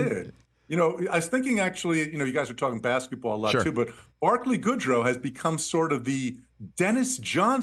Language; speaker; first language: English; native; English